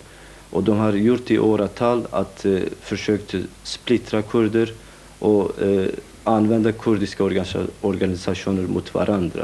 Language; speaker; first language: Swedish; non-native, fluent; Kurdish